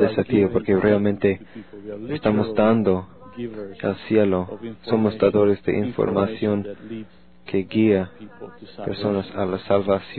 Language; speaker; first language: Spanish; non-native, learner; English